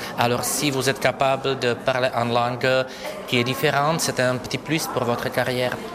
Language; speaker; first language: French; non-native, fluent; Czech